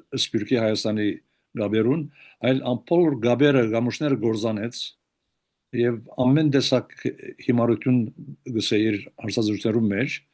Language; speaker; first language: Armenian; early bilingual, heritage; Armenian